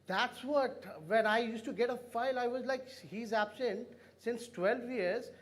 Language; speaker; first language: English; non-native, local second language; Hindi